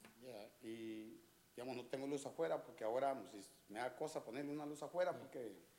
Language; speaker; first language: Spanish; native; Spanish